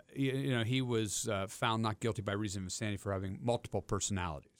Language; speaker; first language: English; native; English